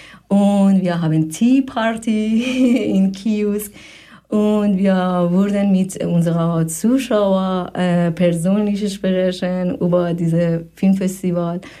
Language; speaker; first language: German; non-native, fluent; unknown